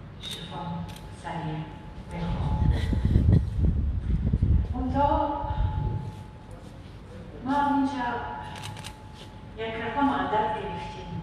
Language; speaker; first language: Persian; non-native, learner; Arabic